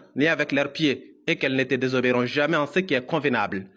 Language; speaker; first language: French; non-native, local second language; Bambara